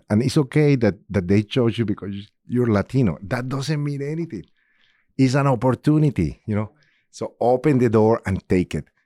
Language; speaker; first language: English; non-native, fluent; Spanish